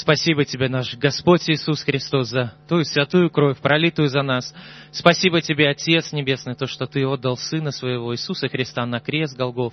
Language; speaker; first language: Russian; native; Russian